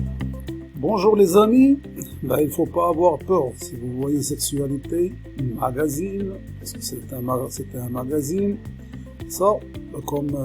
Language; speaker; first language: French; non-native, local second language; Arabic